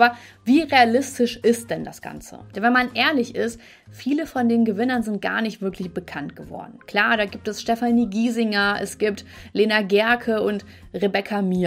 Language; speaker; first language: German; native; German